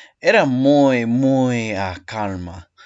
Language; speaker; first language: Spanish; non-native, learner; English